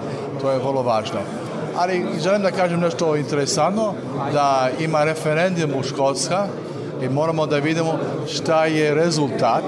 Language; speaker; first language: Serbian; non-native, learner; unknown